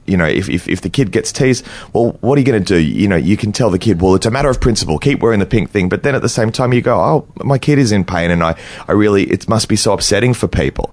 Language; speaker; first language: English; native; English